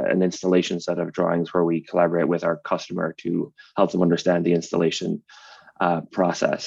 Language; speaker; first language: English; native; English